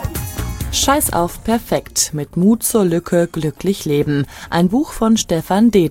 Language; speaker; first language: German; native; German